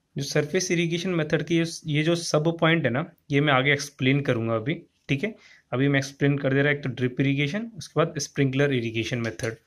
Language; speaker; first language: Hindi; native; Hindi